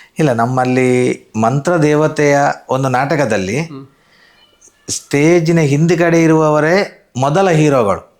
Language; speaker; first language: Kannada; non-native, local second language; Tulu